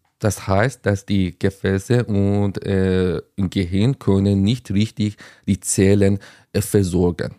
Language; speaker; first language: German; non-native, fluent; Azerbaijani